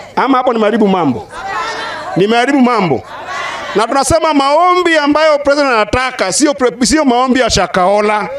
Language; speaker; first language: Swahili; non-native, local second language; Luo (Kenya and Tanzania)